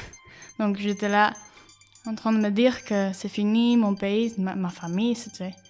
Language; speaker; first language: French; non-native, learner; Spanish